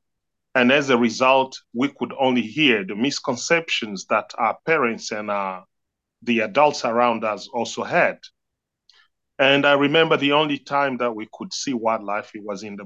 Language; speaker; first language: English; non-native, fluent; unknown